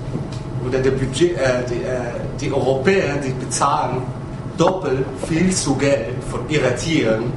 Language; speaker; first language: German; non-native, fluent; Arabic